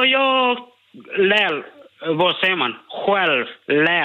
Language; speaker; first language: Swedish; non-native, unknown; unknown